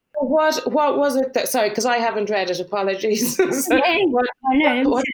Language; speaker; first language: English; native; English